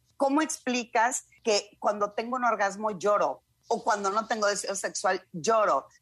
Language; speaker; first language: Spanish; native; Spanish